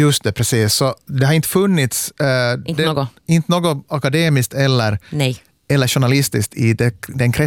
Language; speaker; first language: Swedish; native; Swedish